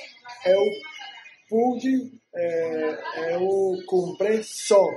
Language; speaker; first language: Portuguese; non-native, learner; Spanish